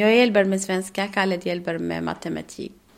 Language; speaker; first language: Swedish; non-native, learner; Arabic